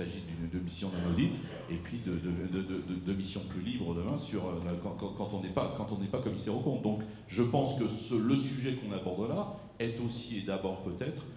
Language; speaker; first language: French; native; French